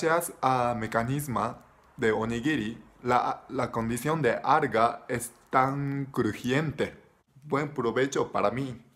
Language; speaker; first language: Spanish; non-native, learner; Japanese